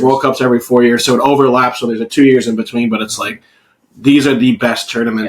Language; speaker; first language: English; native; English